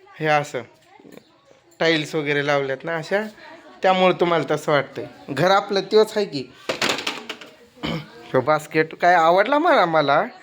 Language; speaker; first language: Marathi; native; Marathi